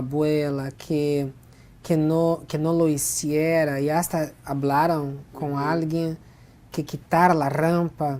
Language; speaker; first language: Spanish; non-native, fluent; Portuguese